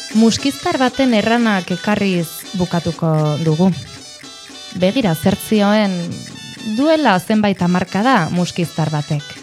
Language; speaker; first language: Basque; native; Basque